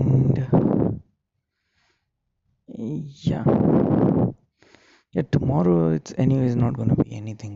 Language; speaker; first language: English; non-native, local second language; Marathi